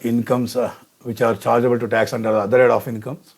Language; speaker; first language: English; non-native, local second language; Kannada